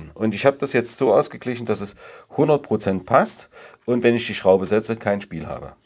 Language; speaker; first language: German; native; German